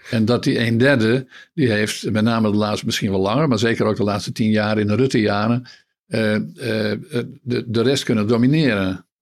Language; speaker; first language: Dutch; native; Dutch